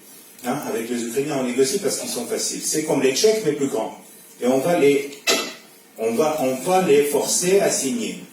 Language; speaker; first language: French; non-native, fluent; Russian